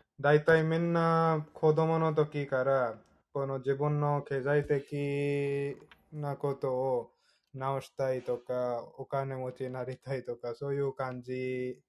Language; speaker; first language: Japanese; non-native, fluent; Hindi